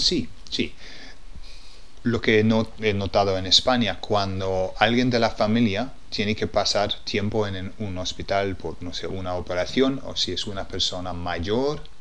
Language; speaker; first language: Spanish; non-native, fluent; English